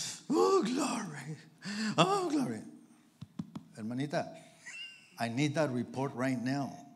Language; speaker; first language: English; early bilingual, other home language; Spanish